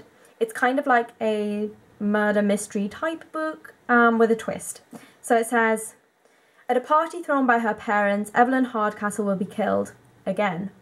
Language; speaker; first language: English; native; English